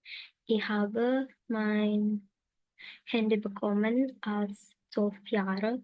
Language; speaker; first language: German; non-native, learner; Indonesian